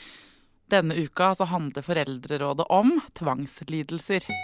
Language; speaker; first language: Norwegian; native; Norwegian